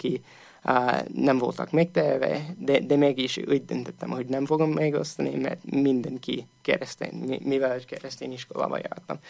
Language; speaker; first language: Hungarian; non-native, fluent; English